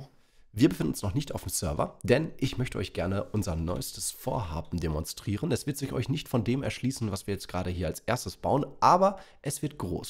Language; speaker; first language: German; native; German